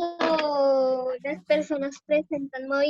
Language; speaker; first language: Spanish; native; Spanish